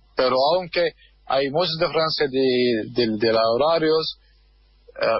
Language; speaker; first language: Spanish; non-native, fluent; Arabic